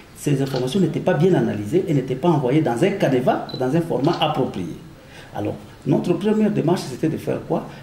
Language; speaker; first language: French; non-native, local second language; Swahili